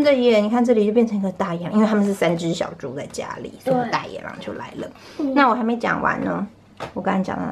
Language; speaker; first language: Chinese; native; Chinese